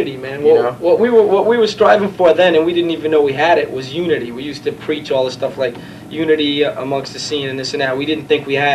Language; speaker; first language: English; native; English